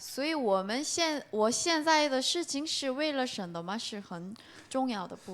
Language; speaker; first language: Chinese; non-native, learner; Korean